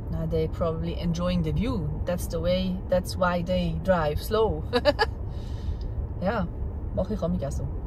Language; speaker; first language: English; non-native, fluent; German